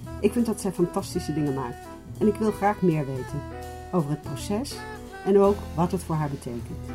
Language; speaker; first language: Dutch; native; Dutch